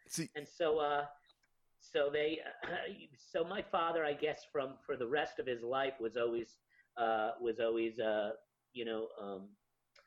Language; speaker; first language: English; native; English